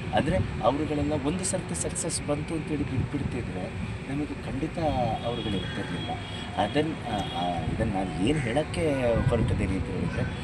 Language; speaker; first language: Kannada; native; Kannada